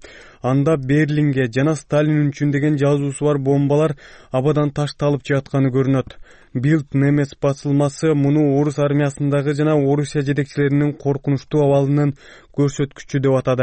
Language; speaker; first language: Kyrgyz; native; Kyrgyz